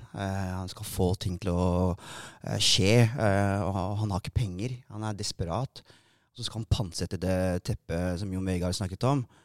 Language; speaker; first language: Norwegian; early bilingual, other home language; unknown